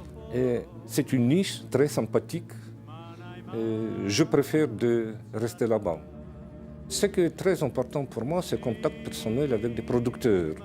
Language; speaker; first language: French; non-native, fluent; Russian